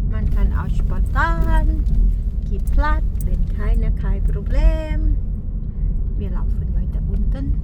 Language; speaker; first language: German; non-native, learner; Thai